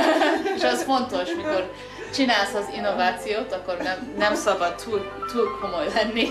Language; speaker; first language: Hungarian; early bilingual, heritage; English